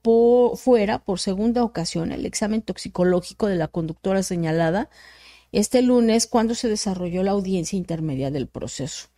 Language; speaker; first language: Spanish; native; Spanish